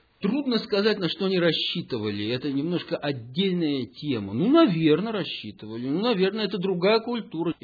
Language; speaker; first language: Russian; early bilingual, heritage; Russian